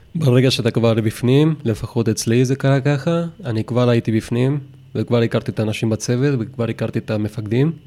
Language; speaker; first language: Hebrew; non-native, fluent; Spanish